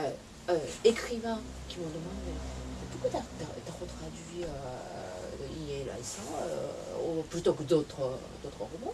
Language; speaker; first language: French; non-native, fluent; Japanese